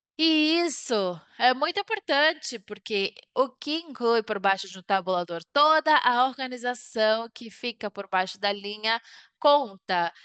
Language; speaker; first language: Portuguese; non-native, learner; Spanish